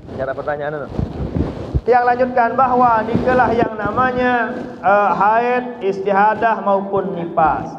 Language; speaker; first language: Malay; non-native, local second language; Sasak